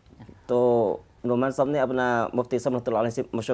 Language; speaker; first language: Hindi; non-native, fluent; Khmer